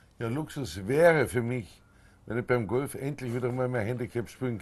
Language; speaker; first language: German; native; German